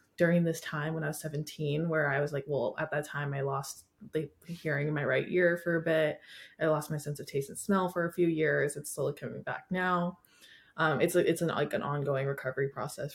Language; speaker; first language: English; native; English